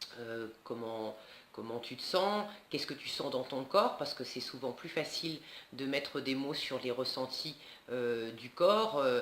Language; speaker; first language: French; native; French